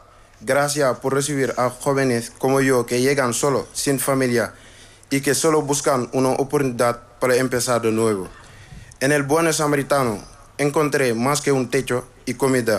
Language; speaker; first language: Spanish; non-native, learner; Wolof